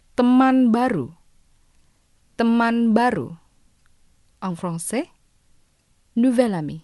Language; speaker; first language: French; non-native, fluent; Indonesian